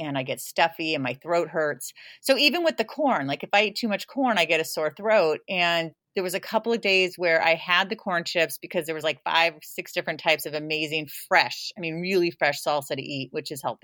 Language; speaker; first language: English; native; English